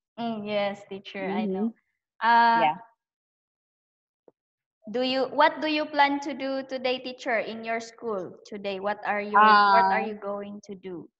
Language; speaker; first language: English; non-native, learner; Thai